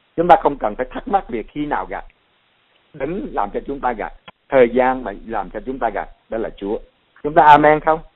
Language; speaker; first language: Vietnamese; native; Vietnamese